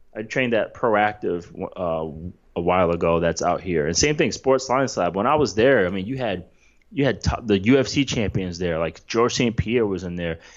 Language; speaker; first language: English; native; English